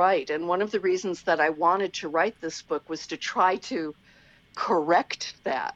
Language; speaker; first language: English; native; English